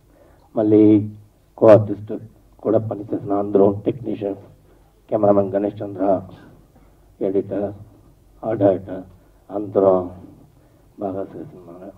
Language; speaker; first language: Telugu; non-native, learner; Tamil